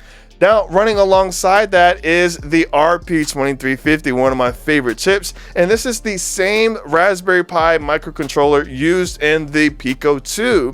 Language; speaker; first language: English; native; English